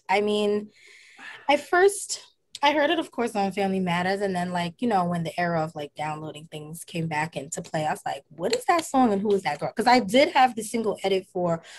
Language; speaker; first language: English; native; English